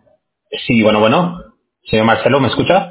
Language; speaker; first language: Spanish; native; Spanish